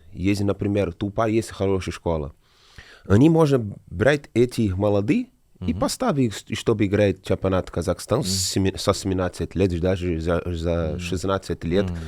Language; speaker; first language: Russian; non-native, learner; Portuguese